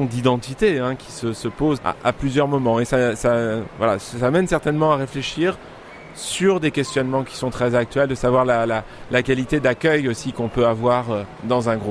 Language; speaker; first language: French; native; French